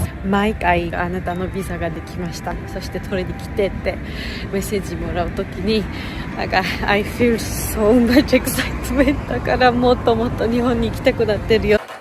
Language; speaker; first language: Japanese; non-native, learner; Georgian